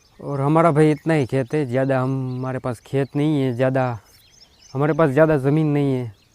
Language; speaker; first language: Hindi; non-native, local second language; Gujarati